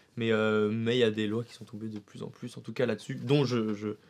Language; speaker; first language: French; native; French